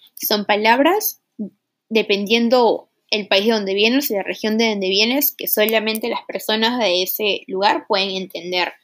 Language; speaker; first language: Spanish; early bilingual, heritage; Spanish